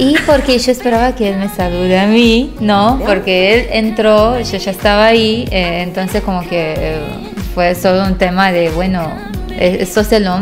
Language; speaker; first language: Spanish; non-native, fluent; Romanian